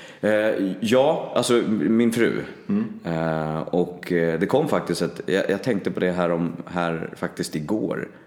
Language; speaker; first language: Swedish; native; Swedish